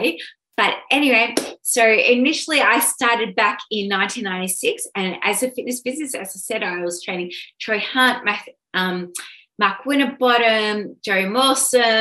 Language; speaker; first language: English; native; English